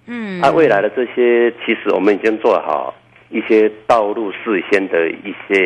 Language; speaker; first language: Chinese; native; Chinese